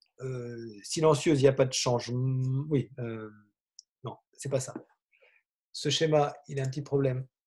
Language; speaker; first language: French; native; French